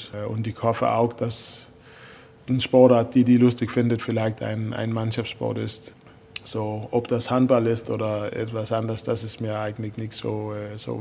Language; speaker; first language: German; non-native, fluent; Danish